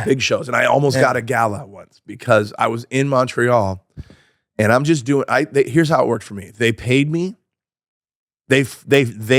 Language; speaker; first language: English; native; English